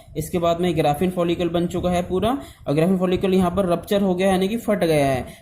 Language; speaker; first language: Hindi; native; Hindi